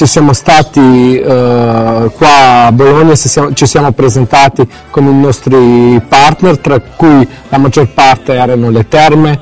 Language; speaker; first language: Italian; non-native, fluent; Slovenian